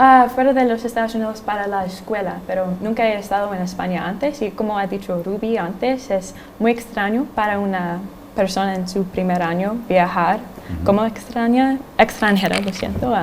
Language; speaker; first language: Spanish; non-native, fluent; English